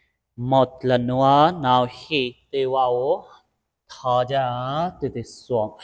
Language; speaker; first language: Vietnamese; non-native, learner; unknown